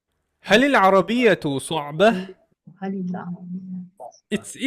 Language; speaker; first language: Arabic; non-native, learner; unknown